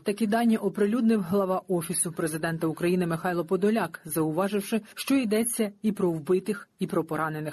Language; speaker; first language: Ukrainian; native; Ukrainian